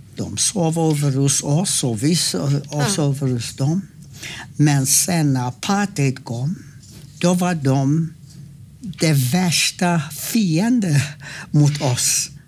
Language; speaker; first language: Swedish; non-native, fluent; English